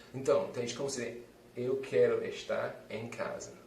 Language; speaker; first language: Portuguese; non-native, fluent; English